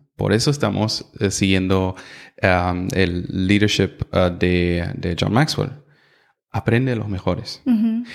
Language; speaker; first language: Spanish; non-native, fluent; German